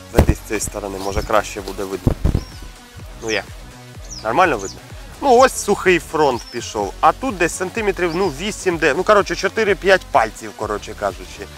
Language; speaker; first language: Ukrainian; non-native, local second language; Russian